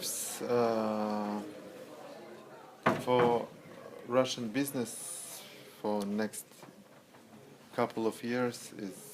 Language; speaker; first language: English; non-native, learner; Russian